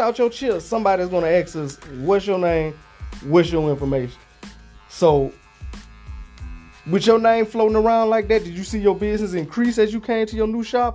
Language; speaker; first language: English; native; English